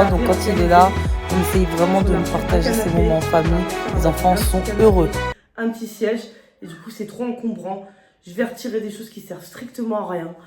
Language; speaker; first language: French; native; French